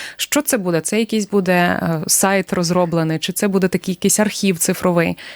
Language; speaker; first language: Ukrainian; native; Ukrainian